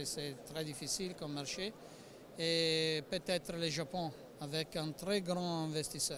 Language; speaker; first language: French; non-native, fluent; Italian